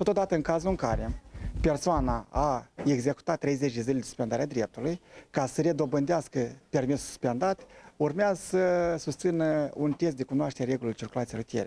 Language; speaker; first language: Romanian; native; Romanian